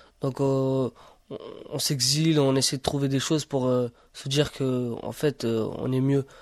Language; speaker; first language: French; early bilingual, other home language; Romany